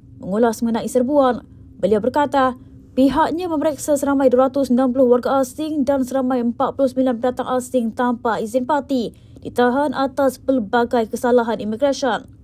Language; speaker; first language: Malay; native; Malay